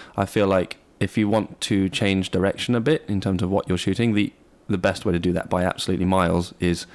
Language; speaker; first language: English; native; English